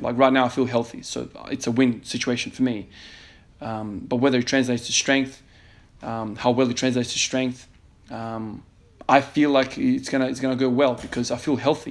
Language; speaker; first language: English; native; English